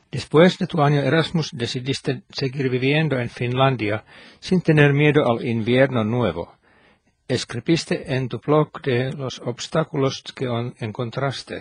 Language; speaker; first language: Spanish; non-native, fluent; Finnish